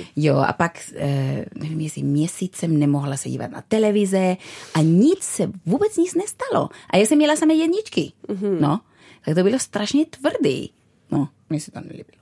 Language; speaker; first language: Czech; non-native, fluent; Spanish